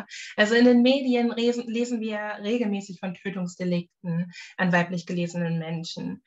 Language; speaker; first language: German; native; German